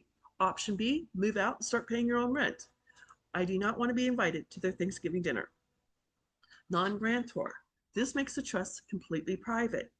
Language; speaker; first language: English; native; English